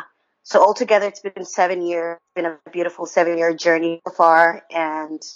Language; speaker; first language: English; non-native, local second language; Ganda